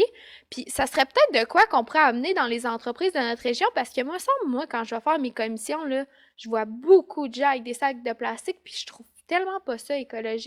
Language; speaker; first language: French; native; French